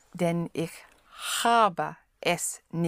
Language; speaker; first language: German; non-native, learner; English